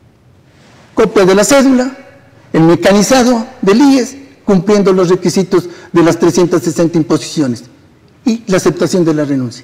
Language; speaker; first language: Spanish; native; Spanish